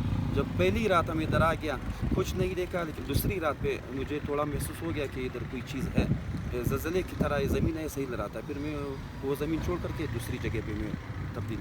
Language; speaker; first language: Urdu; non-native, local second language; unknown